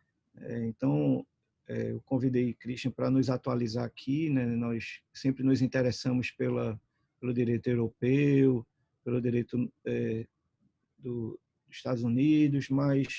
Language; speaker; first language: Portuguese; native; Portuguese